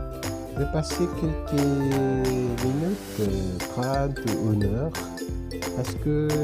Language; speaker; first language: French; non-native, fluent; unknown